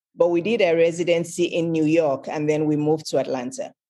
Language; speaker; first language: English; non-native, local second language; Yoruba